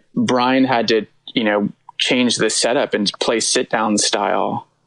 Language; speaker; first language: English; native; English